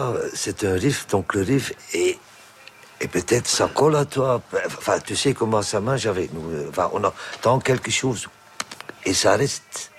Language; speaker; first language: French; non-native, local second language; Dutch